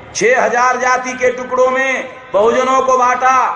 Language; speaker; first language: Hindi; non-native, local second language; Marathi